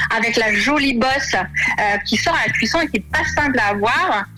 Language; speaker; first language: French; native; French